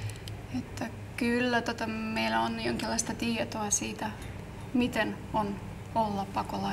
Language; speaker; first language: Finnish; non-native, fluent; Russian